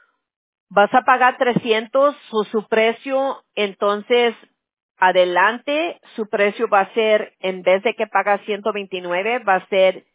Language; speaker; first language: Spanish; early bilingual, other home language; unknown